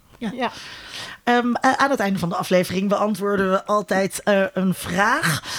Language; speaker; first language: Dutch; native; Dutch